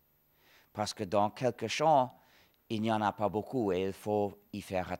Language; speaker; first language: French; non-native, fluent; English